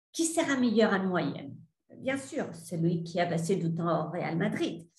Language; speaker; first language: French; non-native, fluent; Spanish